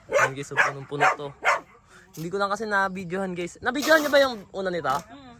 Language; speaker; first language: Filipino; native; Filipino